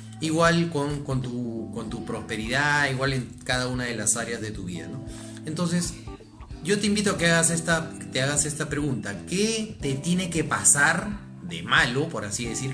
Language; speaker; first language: Spanish; native; Spanish